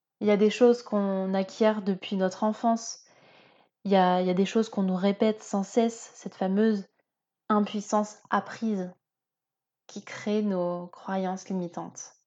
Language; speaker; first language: French; native; French